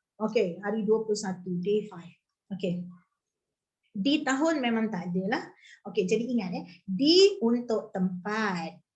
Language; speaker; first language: Malay; native; Malay